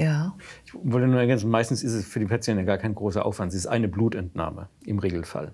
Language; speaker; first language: German; native; German